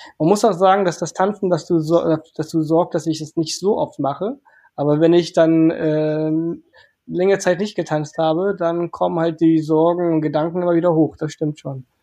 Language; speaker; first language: German; early bilingual, other home language; Portuguese